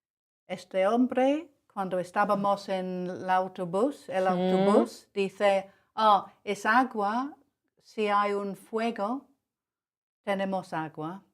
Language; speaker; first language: Spanish; non-native, learner; English